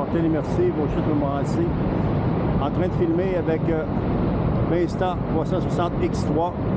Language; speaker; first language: French; native; French